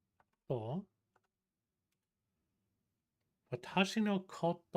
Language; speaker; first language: Japanese; non-native, learner; English